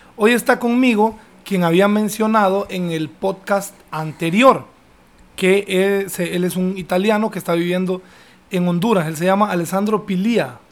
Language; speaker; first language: Spanish; native; Spanish